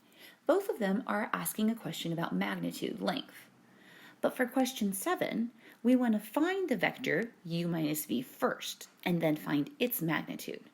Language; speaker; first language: English; native; English